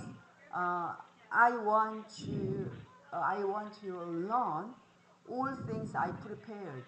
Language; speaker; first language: English; non-native, fluent; Korean